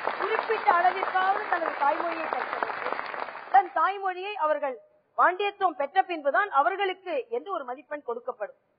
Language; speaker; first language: Tamil; native; Tamil